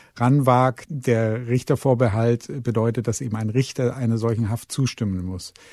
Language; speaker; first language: German; native; German